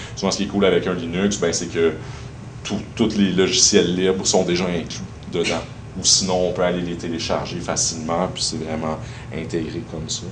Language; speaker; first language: French; native; French